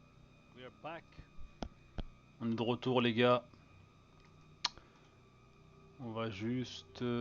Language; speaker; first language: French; native; French